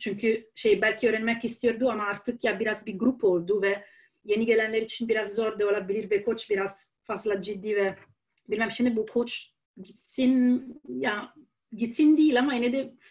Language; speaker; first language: Turkish; non-native, fluent; Italian